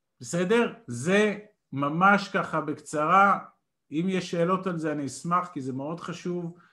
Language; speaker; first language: Hebrew; native; Hebrew